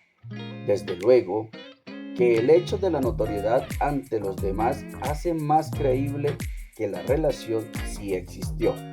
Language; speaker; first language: Spanish; native; Spanish